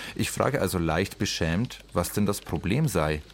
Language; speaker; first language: German; native; German